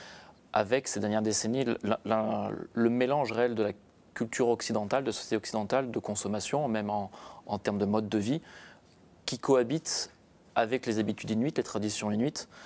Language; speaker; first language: French; native; French